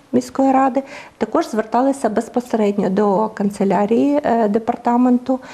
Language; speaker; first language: Ukrainian; native; Ukrainian